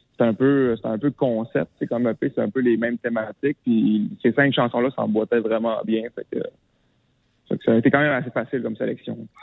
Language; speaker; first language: French; native; French